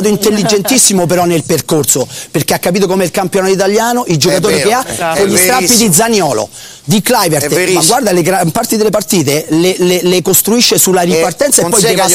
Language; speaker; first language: Italian; native; Italian